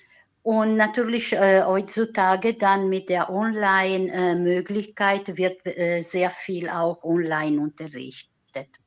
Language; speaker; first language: German; non-native, fluent; Italian